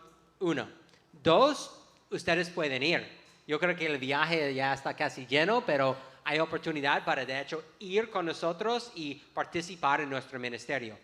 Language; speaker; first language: Spanish; non-native, fluent; English